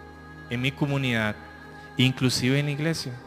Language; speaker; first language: Spanish; native; Spanish